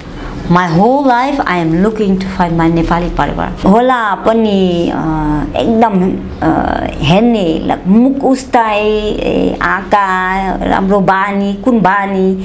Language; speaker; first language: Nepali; non-native, learner; Dutch